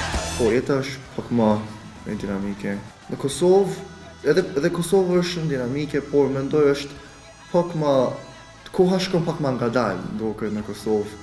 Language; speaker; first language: Albanian; early bilingual, other home language; Korean